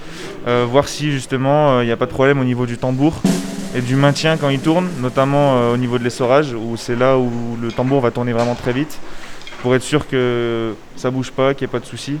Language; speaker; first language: French; native; French